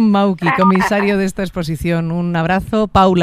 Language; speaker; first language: Spanish; native; Spanish